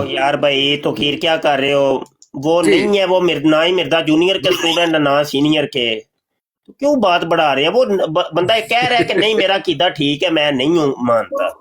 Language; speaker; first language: Urdu; non-native, local second language; Punjabi